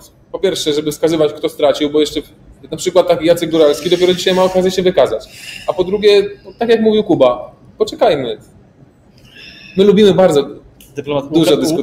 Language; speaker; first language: Polish; native; Polish